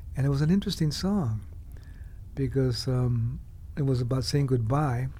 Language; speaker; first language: English; early bilingual, other home language; Spanish